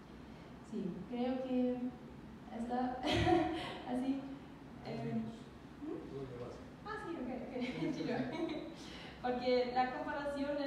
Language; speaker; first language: Spanish; non-native, learner; German